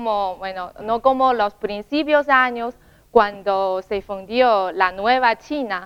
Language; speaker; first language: Spanish; non-native, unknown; Chinese